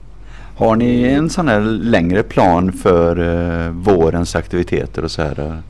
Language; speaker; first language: Swedish; native; Swedish